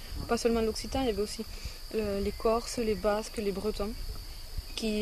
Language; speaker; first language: French; native; French